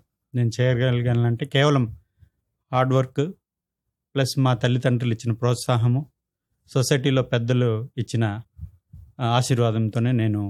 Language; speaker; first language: Telugu; native; Telugu